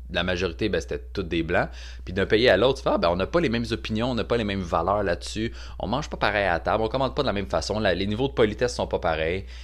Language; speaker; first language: French; native; French